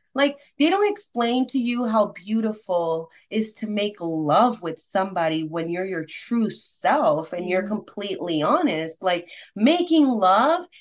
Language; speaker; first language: English; non-native, fluent; Spanish